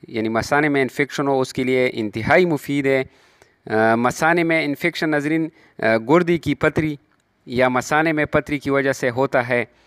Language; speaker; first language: Urdu; non-native, local second language; Pashto